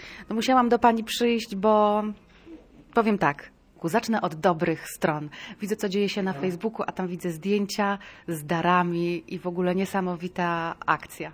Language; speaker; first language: Polish; native; Polish